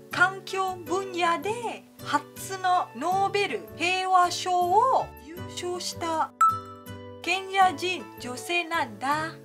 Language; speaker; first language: Japanese; non-native, fluent; Malay